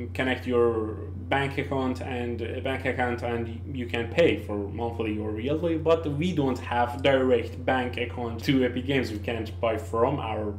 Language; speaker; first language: English; non-native, learner; Persian